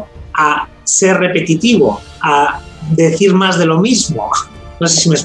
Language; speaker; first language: Spanish; native; Spanish